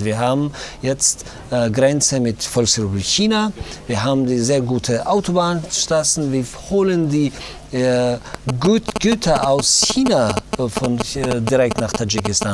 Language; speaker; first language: German; non-native, fluent; Tajik